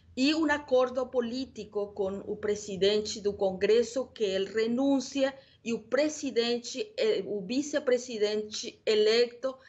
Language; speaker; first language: Portuguese; non-native, learner; Spanish